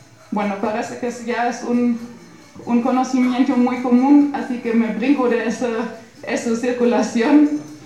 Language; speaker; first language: Spanish; non-native, fluent; German